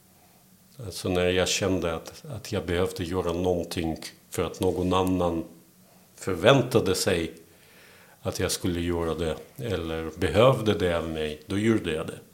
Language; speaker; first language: Swedish; non-native, fluent; Belarusian